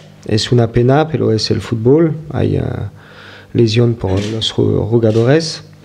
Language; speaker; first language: Spanish; non-native, fluent; French